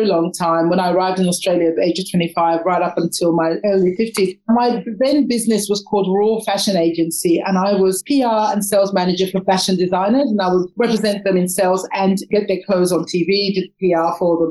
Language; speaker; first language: English; native; English